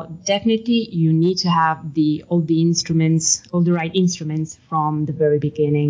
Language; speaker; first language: English; non-native, fluent; Italian